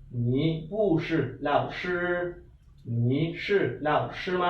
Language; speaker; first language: Chinese; non-native, fluent; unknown